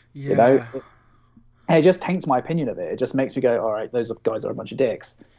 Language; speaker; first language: English; native; English